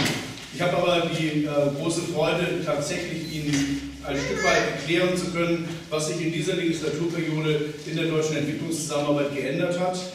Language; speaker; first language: German; native; German